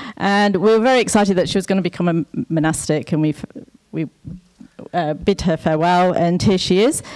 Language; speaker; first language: English; native; English